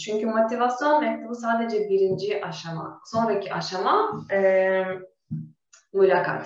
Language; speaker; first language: Turkish; non-native, fluent; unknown